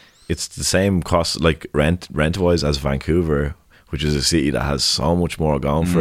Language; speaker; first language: English; native; English